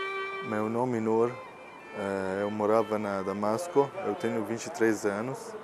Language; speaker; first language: Portuguese; non-native, learner; Arabic